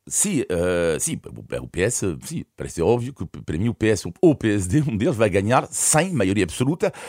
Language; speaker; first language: Portuguese; non-native, fluent; French